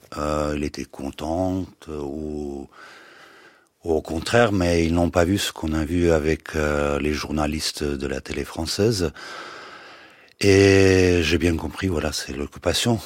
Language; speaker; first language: French; non-native, fluent; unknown